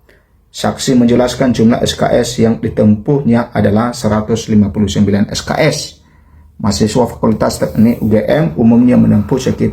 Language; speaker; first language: Indonesian; native; Indonesian